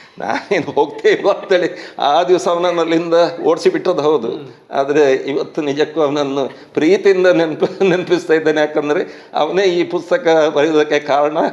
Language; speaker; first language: Kannada; native; Kannada